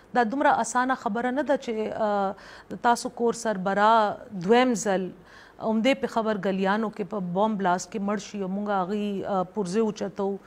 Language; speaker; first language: Pashto; non-native, local second language; Northern Hindko